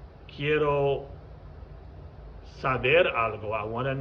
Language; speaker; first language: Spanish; non-native, fluent; English